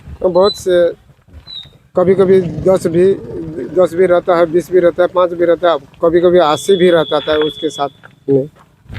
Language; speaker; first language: Hindi; non-native, local second language; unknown